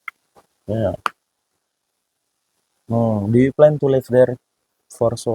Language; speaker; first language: English; non-native, fluent; Indonesian